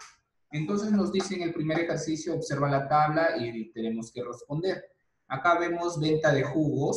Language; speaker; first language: Spanish; native; Spanish